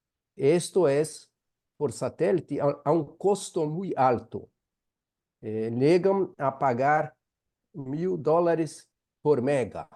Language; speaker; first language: Spanish; non-native, fluent; Portuguese